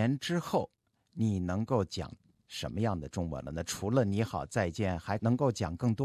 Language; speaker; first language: Chinese; native; Chinese